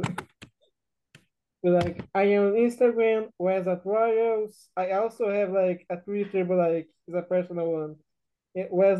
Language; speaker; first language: English; non-native, fluent; Portuguese